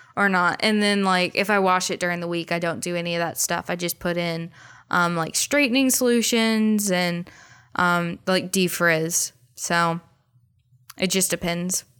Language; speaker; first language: English; native; English